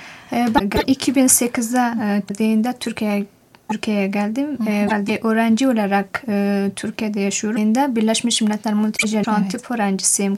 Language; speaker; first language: Turkish; non-native, fluent; Persian